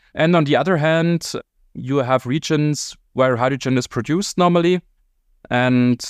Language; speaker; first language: English; non-native, fluent; German